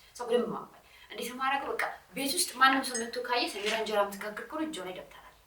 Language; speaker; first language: Amharic; non-native, local second language; Sebat Bet Gurage